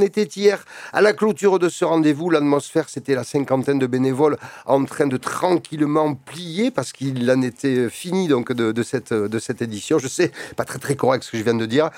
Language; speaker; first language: French; native; French